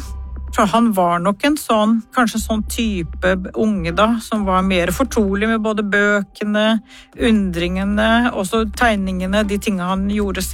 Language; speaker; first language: Norwegian; native; Norwegian